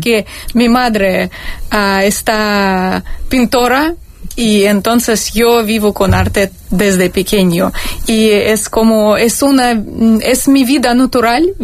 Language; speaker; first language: Spanish; non-native, learner; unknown